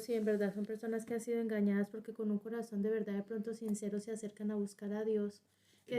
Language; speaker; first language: Spanish; native; Spanish